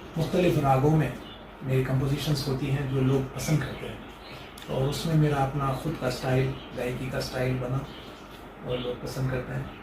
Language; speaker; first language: Urdu; native; Urdu